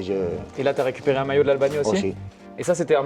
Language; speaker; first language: French; native; French